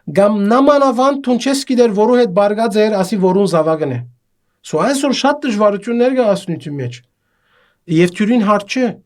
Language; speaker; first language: Armenian; native; Armenian